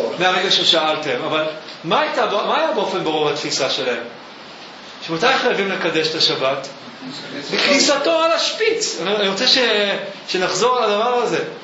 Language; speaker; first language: Hebrew; native; Hebrew